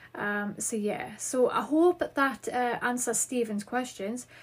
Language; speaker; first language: English; native; English